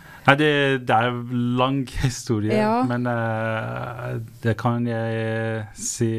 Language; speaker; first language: Norwegian; non-native, fluent; Persian